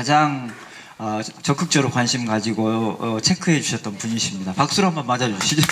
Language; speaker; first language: Korean; native; Korean